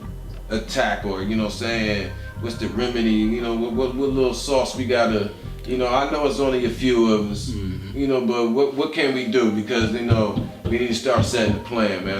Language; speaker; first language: English; native; English